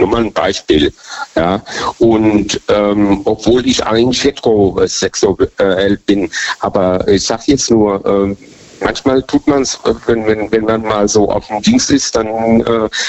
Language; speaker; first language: German; native; German